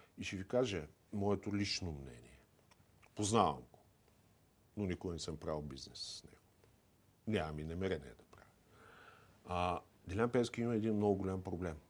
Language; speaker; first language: Bulgarian; native; Bulgarian